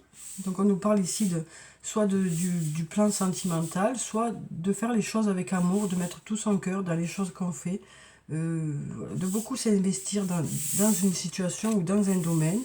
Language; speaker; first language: French; native; French